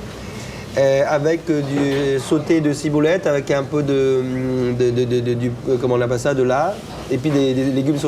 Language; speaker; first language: French; non-native, fluent; Chinese